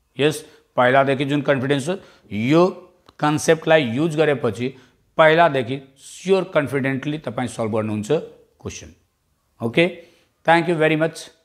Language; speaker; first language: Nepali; non-native, local second language; Bhojpuri